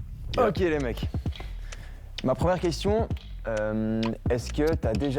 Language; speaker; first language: French; native; French